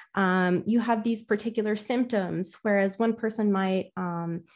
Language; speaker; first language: English; native; English